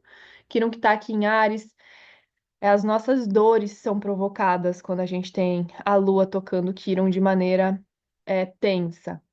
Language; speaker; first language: Portuguese; native; Portuguese